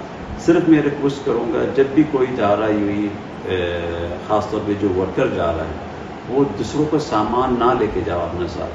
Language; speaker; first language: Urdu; non-native, fluent; Arabic